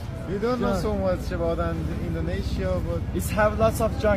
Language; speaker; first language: English; non-native, learner; Persian